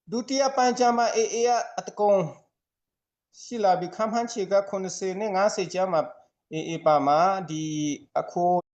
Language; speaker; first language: Burmese; non-native, local second language; Hakha Chin